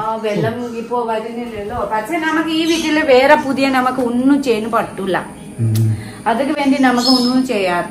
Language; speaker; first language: Malayalam; non-native, local second language; Nepali